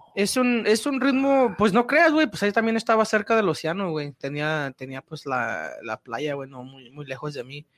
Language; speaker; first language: Spanish; native; Spanish